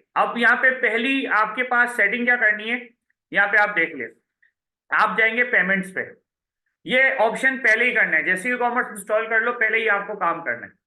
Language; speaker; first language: Urdu; native; Urdu